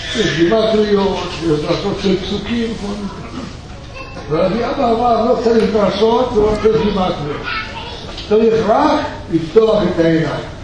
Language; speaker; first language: Hebrew; early bilingual, other home language; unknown